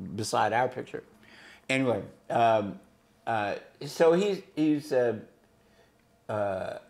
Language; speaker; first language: English; native; English